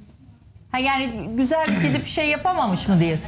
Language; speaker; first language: Turkish; native; Turkish